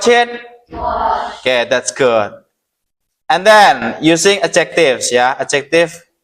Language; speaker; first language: English; non-native, learner; Indonesian